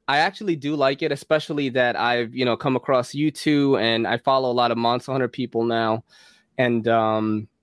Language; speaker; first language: English; early bilingual, other home language; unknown